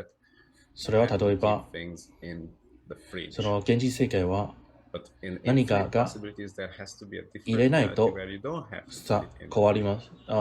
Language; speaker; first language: Japanese; non-native, learner; English